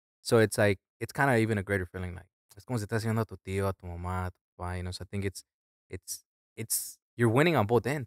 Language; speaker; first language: English; early bilingual, other home language; Spanish